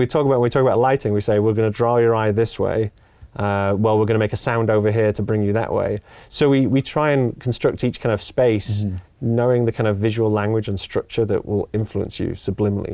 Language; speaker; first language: English; native; English